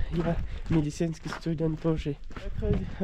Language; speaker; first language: Russian; non-native, learner; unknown